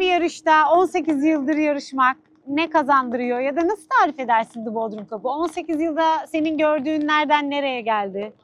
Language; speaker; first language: Turkish; native; Turkish